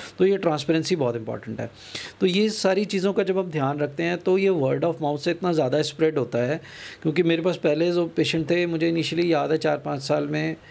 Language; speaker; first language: Hindi; non-native, local second language; Punjabi